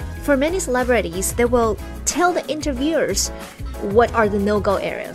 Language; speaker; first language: English; non-native, fluent; Chinese